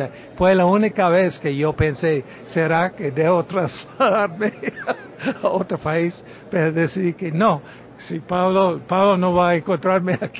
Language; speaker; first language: Spanish; non-native, fluent; English